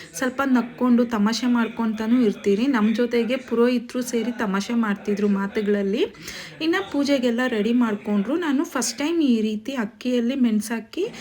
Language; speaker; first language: Kannada; non-native, local second language; Telugu